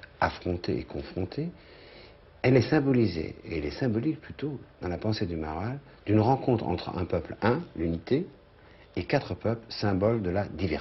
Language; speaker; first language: French; native; French